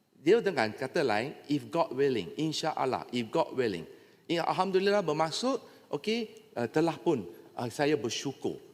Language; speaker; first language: Malay; native; Malay